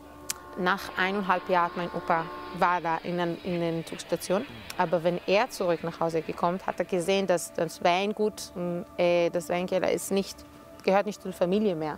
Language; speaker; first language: German; non-native, fluent; Hebrew